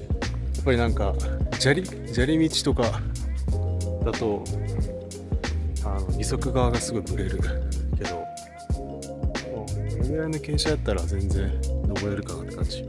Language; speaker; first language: Japanese; native; Japanese